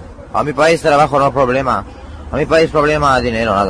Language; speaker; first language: Spanish; non-native, learner; Hungarian